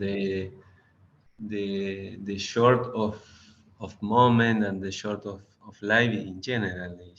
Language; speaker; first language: English; non-native, learner; Spanish